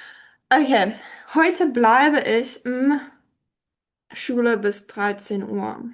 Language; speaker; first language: German; non-native, fluent; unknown